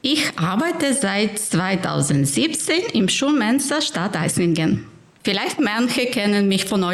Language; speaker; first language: German; non-native, fluent; Ukrainian